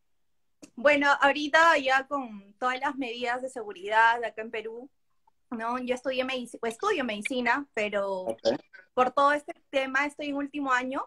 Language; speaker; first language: Spanish; native; Spanish